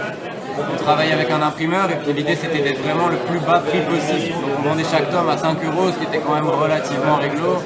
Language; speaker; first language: French; native; French